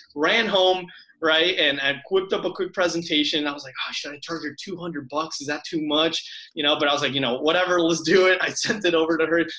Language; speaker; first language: English; early bilingual, other home language; Spanish